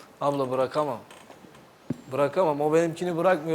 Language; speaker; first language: Turkish; native; Turkish